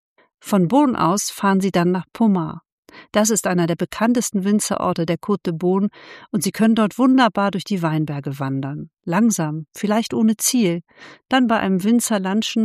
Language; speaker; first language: German; native; German